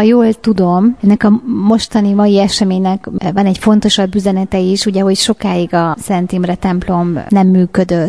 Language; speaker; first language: Hungarian; native; Hungarian